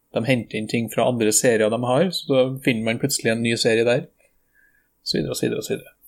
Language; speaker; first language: Norwegian; native; Norwegian